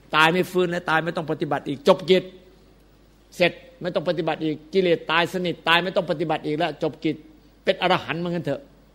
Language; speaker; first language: Thai; native; Thai